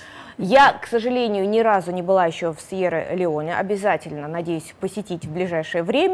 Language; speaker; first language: Russian; native; Russian